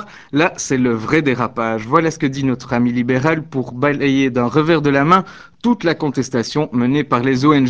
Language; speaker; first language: French; native; French